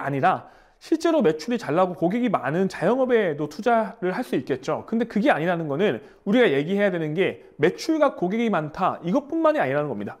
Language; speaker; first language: Korean; native; Korean